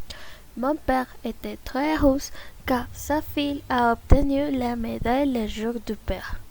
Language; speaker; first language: French; non-native, learner; Spanish